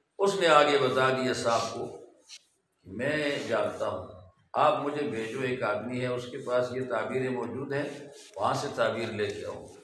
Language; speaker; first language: Urdu; non-native, local second language; Pashto